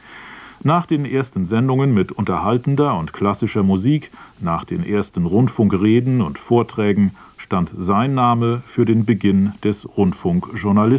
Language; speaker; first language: German; native; German